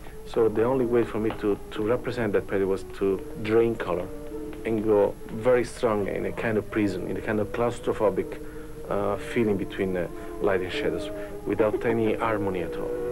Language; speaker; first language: English; non-native, fluent; Italian